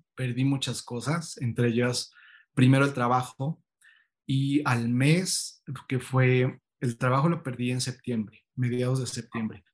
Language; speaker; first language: Spanish; native; Spanish